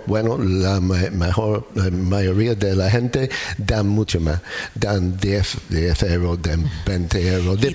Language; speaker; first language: Spanish; non-native, learner; English